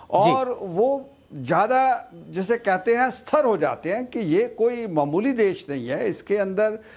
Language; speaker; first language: Hindi; non-native, local second language; Punjabi